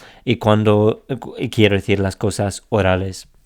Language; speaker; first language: Spanish; non-native, fluent; English